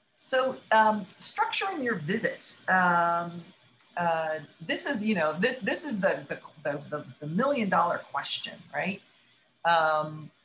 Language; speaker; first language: English; native; English